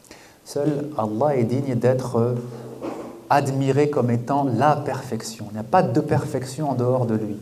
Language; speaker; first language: French; native; French